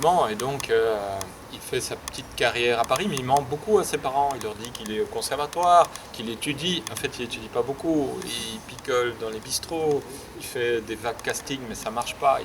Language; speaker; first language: French; native; French